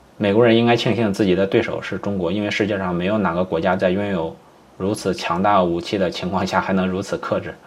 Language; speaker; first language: Chinese; native; Chinese